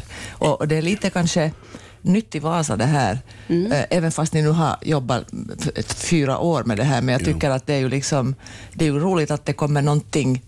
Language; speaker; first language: Swedish; native; Swedish